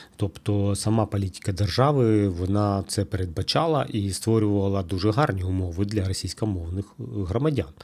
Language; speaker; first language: Ukrainian; non-native, local second language; Russian